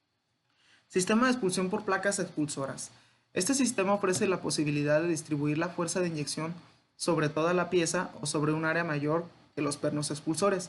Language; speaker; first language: Spanish; native; Spanish